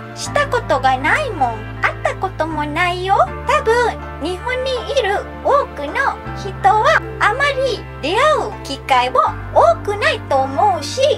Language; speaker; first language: Japanese; non-native, fluent; Malay